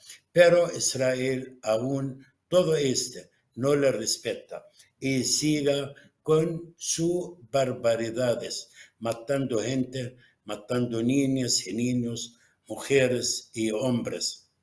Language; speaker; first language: Spanish; non-native, fluent; Arabic